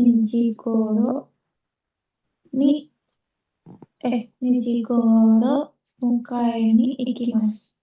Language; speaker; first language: Japanese; non-native, learner; Indonesian